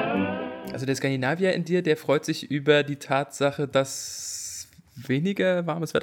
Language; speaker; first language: German; native; German